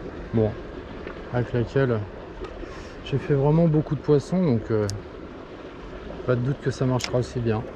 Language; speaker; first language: French; native; French